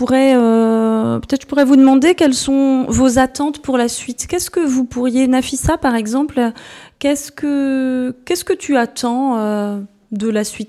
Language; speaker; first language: French; native; French